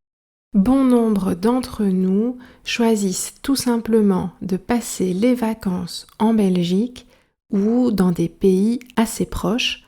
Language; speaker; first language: French; native; French